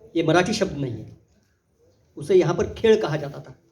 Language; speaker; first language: Hindi; non-native, local second language; Marathi